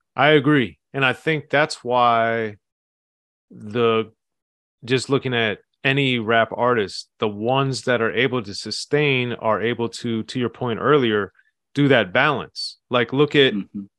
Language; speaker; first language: English; native; English